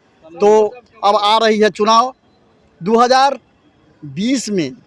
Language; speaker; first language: Hindi; native; Hindi